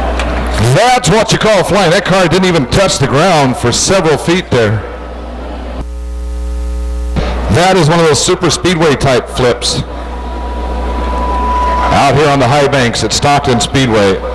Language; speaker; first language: English; native; English